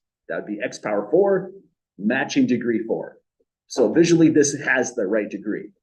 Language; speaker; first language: English; native; English